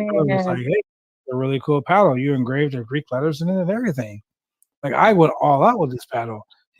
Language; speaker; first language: English; native; English